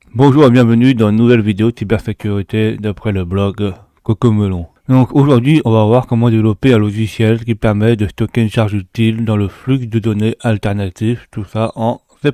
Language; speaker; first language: French; native; French